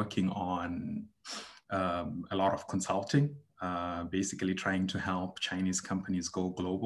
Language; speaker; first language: English; non-native, local second language; Shona